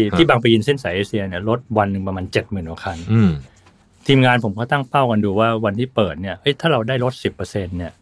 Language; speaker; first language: Thai; native; Thai